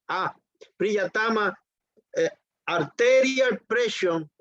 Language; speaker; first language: English; non-native, learner; Spanish